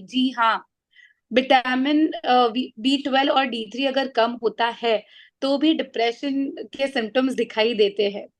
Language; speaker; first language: Hindi; non-native, local second language; Marathi